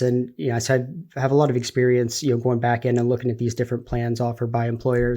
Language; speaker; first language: English; native; English